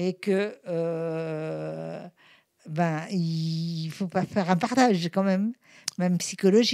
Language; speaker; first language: French; native; French